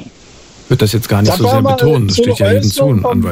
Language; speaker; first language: German; native; German